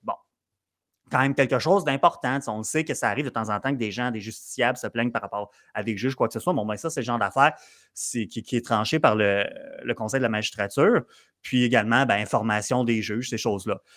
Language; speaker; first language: French; native; French